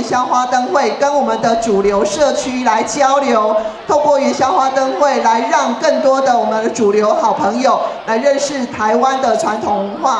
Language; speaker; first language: Chinese; native; Chinese